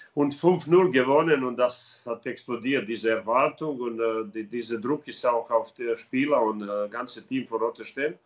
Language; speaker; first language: German; non-native, learner; Serbian